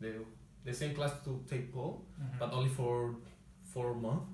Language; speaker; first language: English; non-native, learner; Spanish